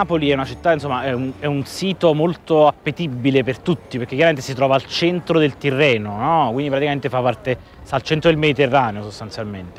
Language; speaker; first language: Italian; native; Italian